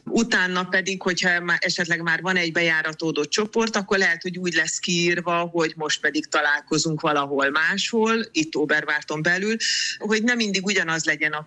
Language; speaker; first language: Hungarian; native; Hungarian